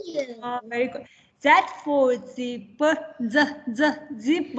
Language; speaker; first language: English; non-native, learner; Tibetan